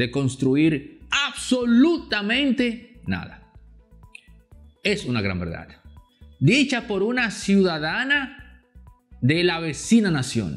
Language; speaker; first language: Spanish; native; Spanish